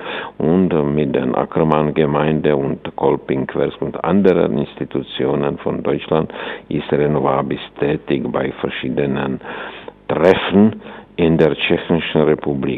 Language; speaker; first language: German; non-native, fluent; Czech